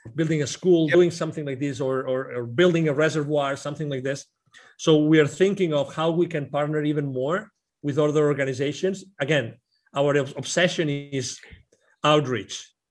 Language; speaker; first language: English; non-native, fluent; Spanish